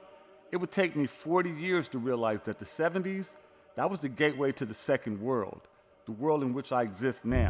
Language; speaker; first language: English; native; English